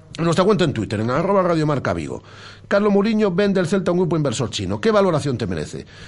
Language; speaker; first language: Spanish; native; Spanish